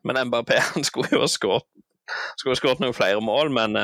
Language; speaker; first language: Norwegian; native; Norwegian